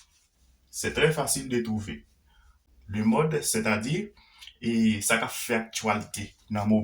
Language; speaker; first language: French; non-native, local second language; Haitian Creole